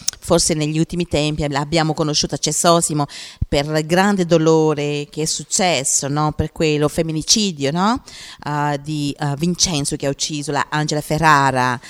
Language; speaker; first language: Italian; non-native, fluent; Portuguese